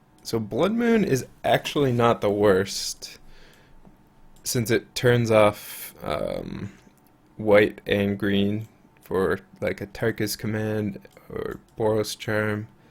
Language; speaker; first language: English; native; English